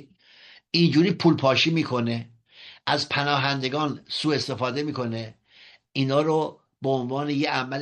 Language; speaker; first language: Persian; native; Persian